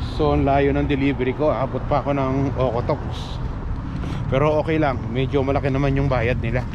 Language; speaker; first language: Filipino; native; Filipino